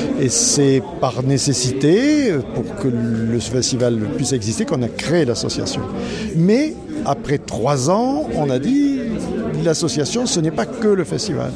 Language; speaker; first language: French; native; French